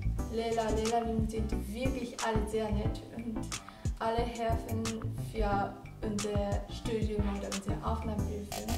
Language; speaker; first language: German; non-native, learner; Japanese